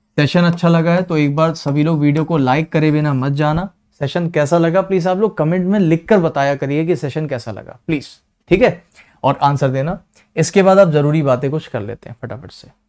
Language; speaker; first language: Hindi; native; Hindi